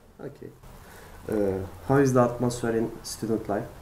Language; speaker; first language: English; non-native, learner; Turkish